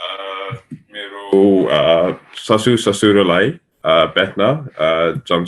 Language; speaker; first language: Nepali; non-native, learner; English